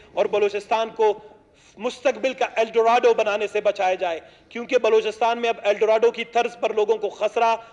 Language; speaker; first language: Urdu; non-native, local second language; Baluchi